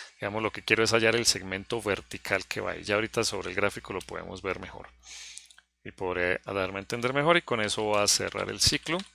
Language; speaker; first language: Spanish; native; Spanish